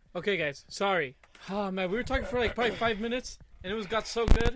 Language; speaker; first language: English; native; English